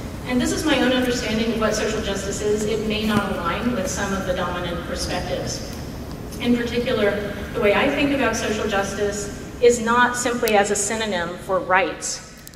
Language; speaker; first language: English; native; English